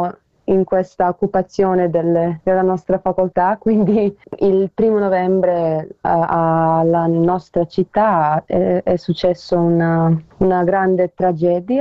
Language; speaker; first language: Italian; non-native, learner; Serbian